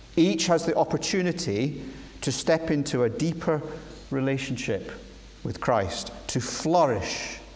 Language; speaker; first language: English; native; English